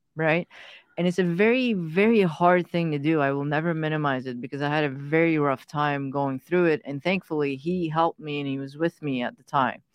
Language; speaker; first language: English; early bilingual, other home language; Persian